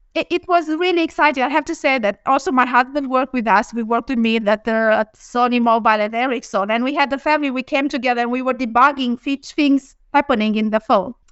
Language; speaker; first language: English; non-native, fluent; Romanian